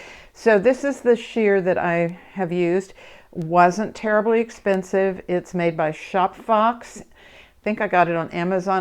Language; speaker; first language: English; native; English